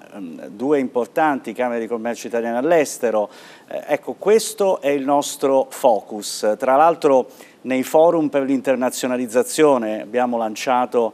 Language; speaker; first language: Italian; native; Italian